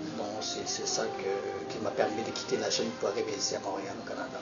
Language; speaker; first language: French; early bilingual, other home language; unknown